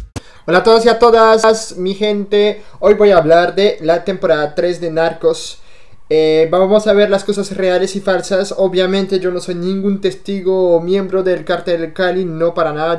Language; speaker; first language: Spanish; non-native, fluent; French